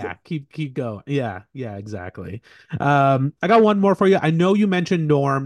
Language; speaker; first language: English; native; English